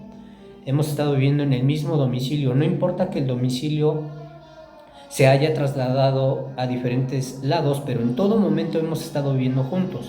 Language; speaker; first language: Spanish; native; Spanish